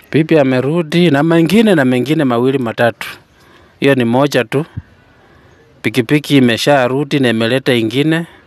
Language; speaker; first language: Swahili; native; Swahili